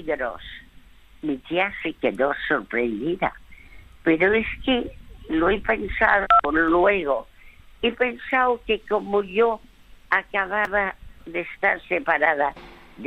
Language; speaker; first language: Spanish; early bilingual, other home language; French